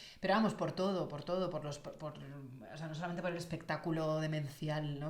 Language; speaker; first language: Spanish; native; Spanish